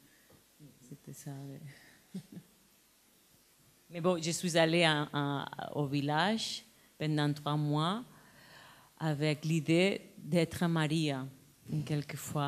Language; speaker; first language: French; non-native, learner; Spanish